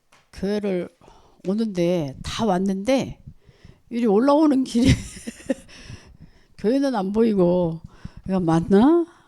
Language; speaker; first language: Korean; native; Korean